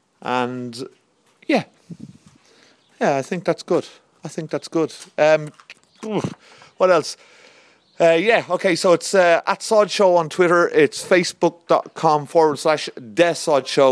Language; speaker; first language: English; native; English